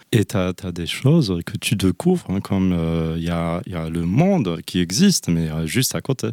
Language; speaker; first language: French; non-native, fluent; Polish